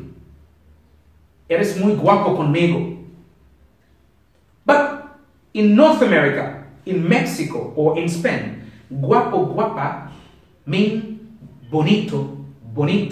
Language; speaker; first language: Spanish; non-native, learner; Haitian Creole